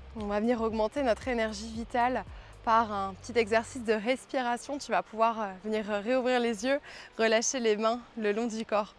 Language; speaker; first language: French; native; French